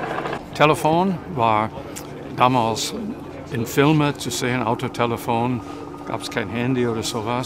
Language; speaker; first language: German; non-native, fluent; English